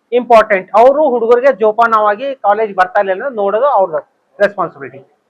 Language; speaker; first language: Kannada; non-native, local second language; Urdu